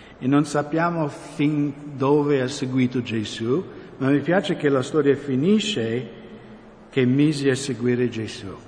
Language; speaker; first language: Italian; non-native, fluent; English